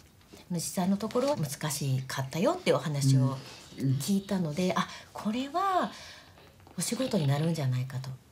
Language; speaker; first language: Japanese; native; Japanese